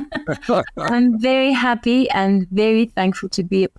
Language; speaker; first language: English; non-native, local second language; Afrikaans